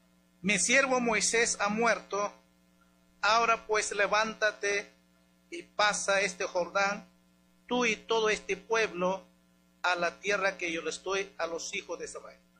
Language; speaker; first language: Spanish; native; Spanish